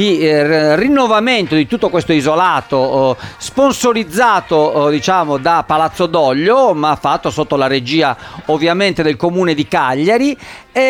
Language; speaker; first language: Italian; native; Italian